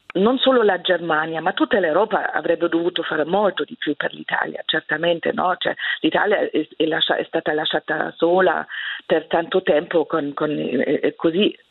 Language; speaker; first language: Italian; non-native, fluent; German